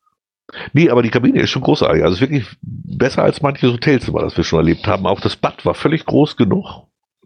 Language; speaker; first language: German; native; German